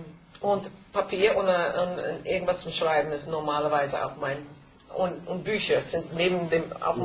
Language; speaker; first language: German; non-native, learner; English